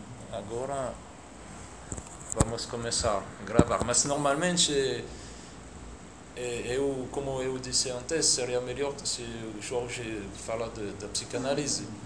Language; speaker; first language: Portuguese; non-native, fluent; French